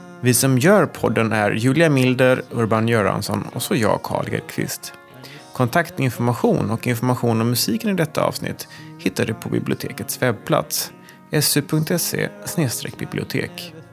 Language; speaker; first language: Swedish; native; Swedish